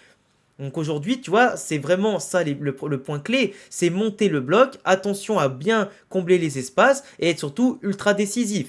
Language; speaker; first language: French; native; French